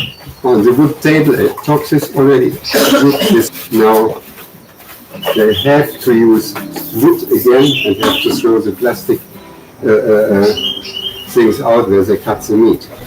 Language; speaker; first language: English; non-native, learner; German